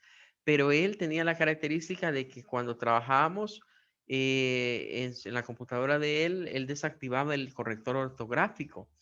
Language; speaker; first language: Spanish; native; Spanish